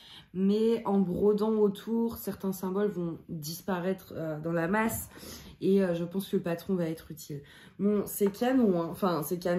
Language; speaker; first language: French; native; French